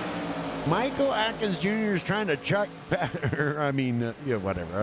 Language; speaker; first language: English; native; English